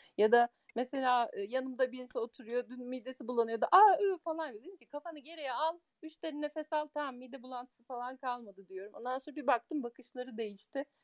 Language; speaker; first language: Turkish; early bilingual, heritage; Turkish